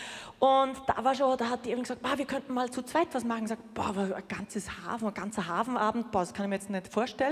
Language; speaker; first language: German; native; German